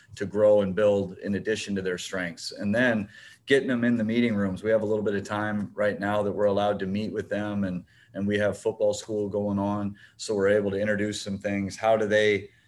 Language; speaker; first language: English; native; English